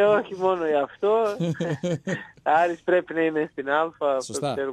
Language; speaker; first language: Greek; non-native, fluent; Serbian